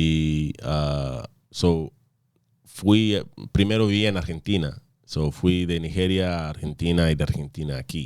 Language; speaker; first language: Spanish; early bilingual, other home language; English